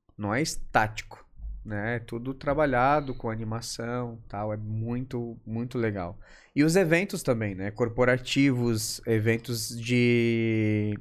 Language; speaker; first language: Portuguese; native; Portuguese